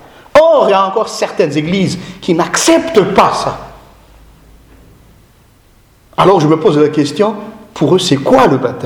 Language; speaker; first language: French; non-native, local second language; Malagasy